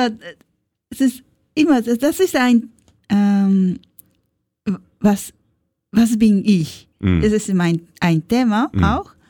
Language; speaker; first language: German; non-native, learner; Japanese